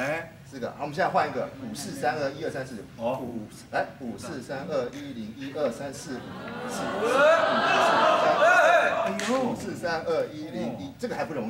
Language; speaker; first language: Chinese; native; Chinese